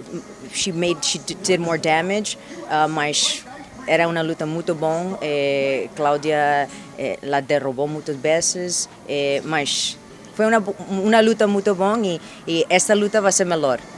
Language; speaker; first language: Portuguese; non-native, learner; Spanish